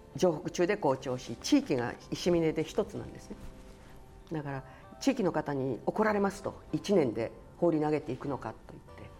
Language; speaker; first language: Japanese; native; Japanese